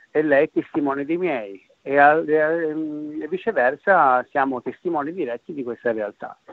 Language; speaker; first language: Italian; native; Italian